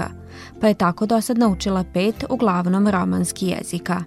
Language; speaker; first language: Serbian; native; Serbian